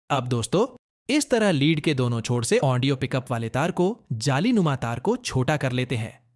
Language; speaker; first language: Hindi; native; Hindi